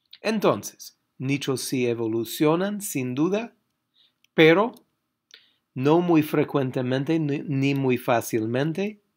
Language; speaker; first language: Spanish; non-native, fluent; English